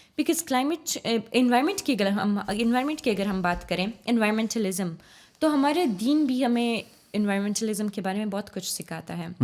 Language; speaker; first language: Urdu; non-native, local second language; Pashto